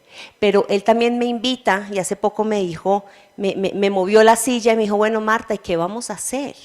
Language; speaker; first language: Spanish; native; Spanish